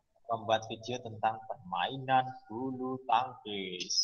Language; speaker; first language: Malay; non-native, local second language; Javanese